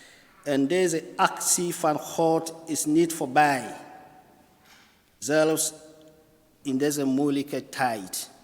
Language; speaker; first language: Dutch; non-native, fluent; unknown